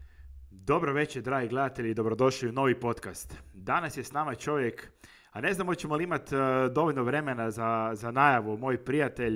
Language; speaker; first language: Croatian; native; Croatian